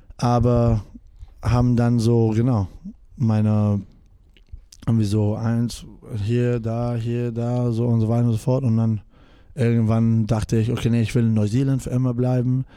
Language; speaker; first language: German; non-native, fluent; English